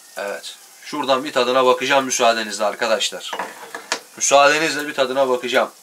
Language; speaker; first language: Turkish; native; Turkish